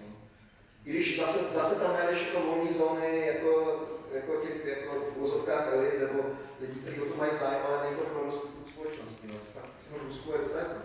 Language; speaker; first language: Czech; native; Czech